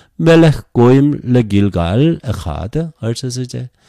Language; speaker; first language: Chinese; non-native, fluent; Korean